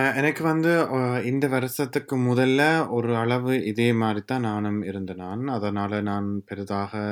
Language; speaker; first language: Tamil; early bilingual, heritage; Tamil